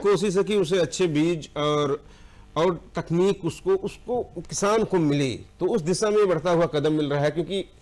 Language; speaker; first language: Hindi; native; Hindi